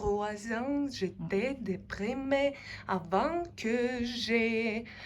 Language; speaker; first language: French; non-native, fluent; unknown